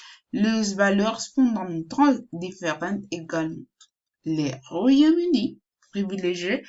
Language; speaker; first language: French; non-native, learner; Spanish